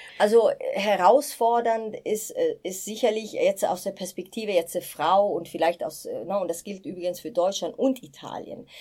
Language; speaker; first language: German; non-native, fluent; Italian